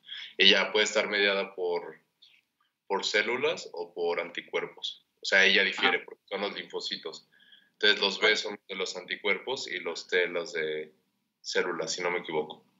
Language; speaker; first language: Spanish; native; Spanish